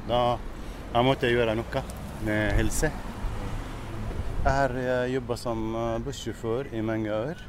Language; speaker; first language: Norwegian; non-native, learner; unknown